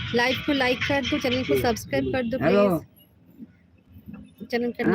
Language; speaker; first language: Hindi; non-native, local second language; Bangla